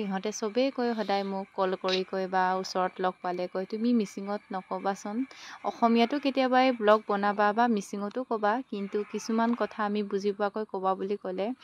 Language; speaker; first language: Assamese; non-native, local second language; Mising